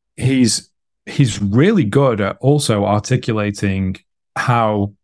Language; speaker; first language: English; native; English